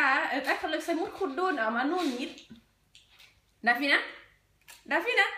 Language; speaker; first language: Dutch; non-native, learner; Thai